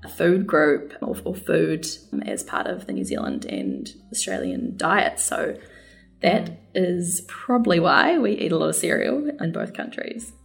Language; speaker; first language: English; native; English